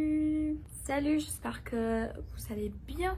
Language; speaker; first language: French; non-native, learner; English